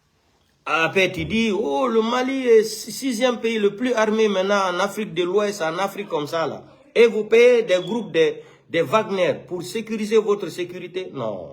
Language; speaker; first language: French; non-native, local second language; Fula